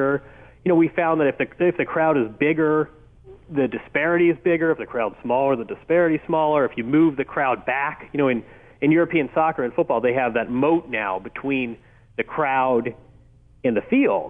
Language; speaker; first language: English; native; English